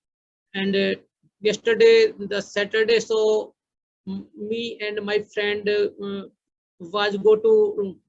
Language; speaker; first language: English; non-native, learner; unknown